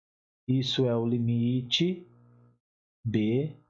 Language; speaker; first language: Portuguese; native; Portuguese